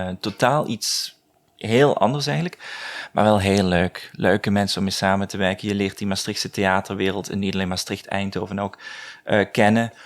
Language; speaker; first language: Dutch; native; Dutch